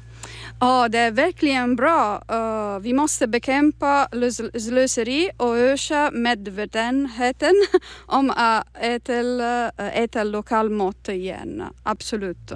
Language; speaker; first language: Swedish; non-native, learner; Italian